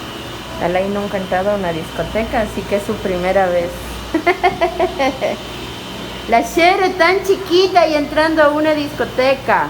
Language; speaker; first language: Spanish; native; Spanish